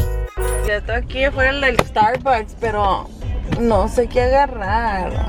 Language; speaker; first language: Spanish; early bilingual, heritage; English